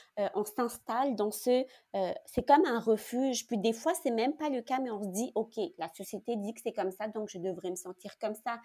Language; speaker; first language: French; non-native, local second language; Malagasy